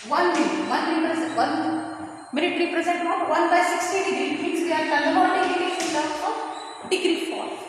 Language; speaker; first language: English; non-native, local second language; Kannada